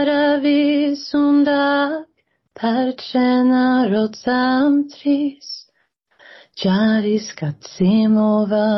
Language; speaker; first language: Georgian; early bilingual, heritage; Georgian